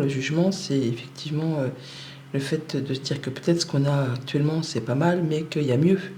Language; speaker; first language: French; native; French